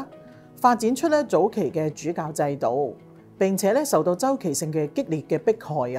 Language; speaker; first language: Chinese; native; Chinese